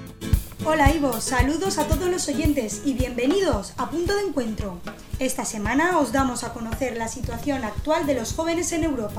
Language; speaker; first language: Spanish; native; Spanish